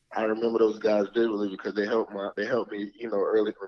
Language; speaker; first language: English; native; English